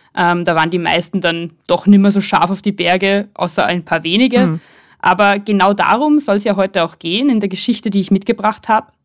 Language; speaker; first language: German; native; German